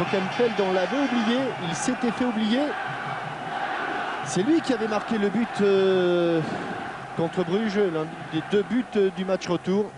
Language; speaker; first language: French; native; French